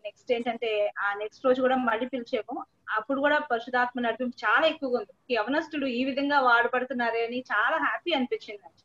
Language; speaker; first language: Telugu; native; Telugu